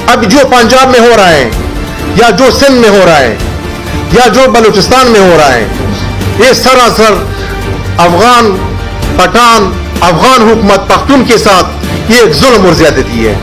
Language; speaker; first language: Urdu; non-native, fluent; Pashto